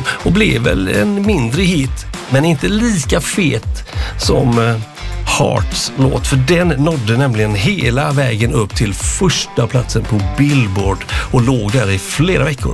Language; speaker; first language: Swedish; native; Swedish